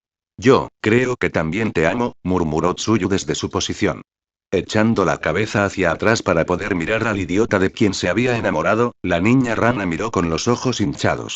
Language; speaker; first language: Spanish; native; Spanish